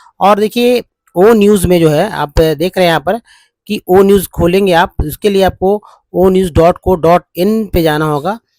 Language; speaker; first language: Hindi; native; Hindi